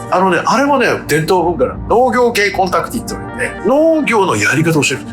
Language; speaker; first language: Japanese; native; Japanese